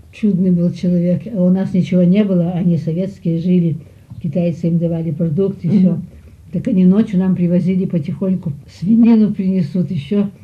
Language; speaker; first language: Russian; early bilingual, heritage; Russian